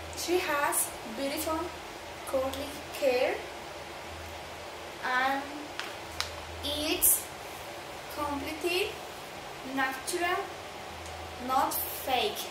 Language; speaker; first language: English; non-native, learner; Spanish